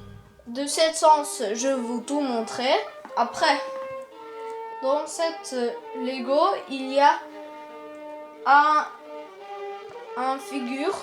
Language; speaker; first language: French; non-native, learner; Russian